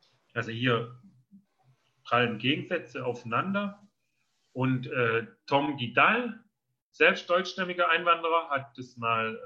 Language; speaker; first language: German; native; German